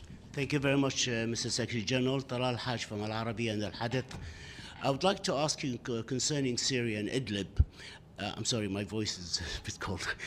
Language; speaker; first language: English; non-native, fluent; Arabic